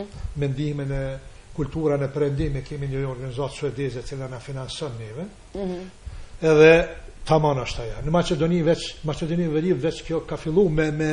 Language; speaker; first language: Albanian; native; Albanian